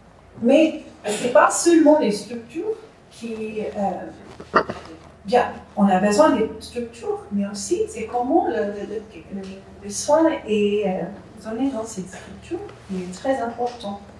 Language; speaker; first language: French; non-native, fluent; English